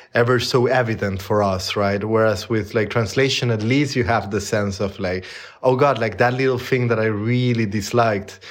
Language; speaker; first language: English; non-native, fluent; Spanish